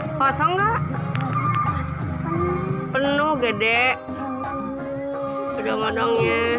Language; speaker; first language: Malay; non-native, local second language; Sundanese